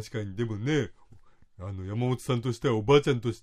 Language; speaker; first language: Japanese; native; Japanese